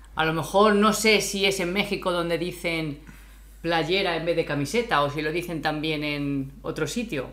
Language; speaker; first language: Spanish; native; Spanish